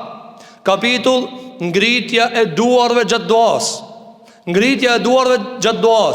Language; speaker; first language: Albanian; native; Albanian